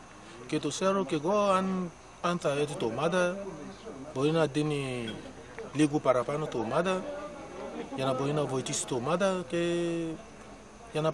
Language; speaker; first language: Greek; non-native, learner; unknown